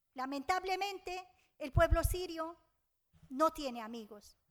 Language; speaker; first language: Spanish; non-native, fluent; Arabic